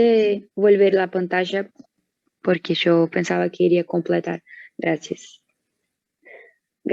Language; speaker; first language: Spanish; non-native, learner; Portuguese